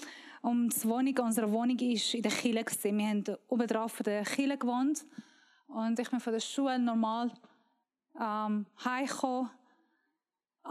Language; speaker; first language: German; non-native, learner; Persian